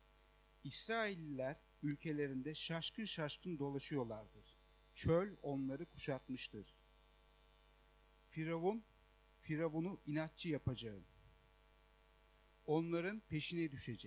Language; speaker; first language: Turkish; native; Turkish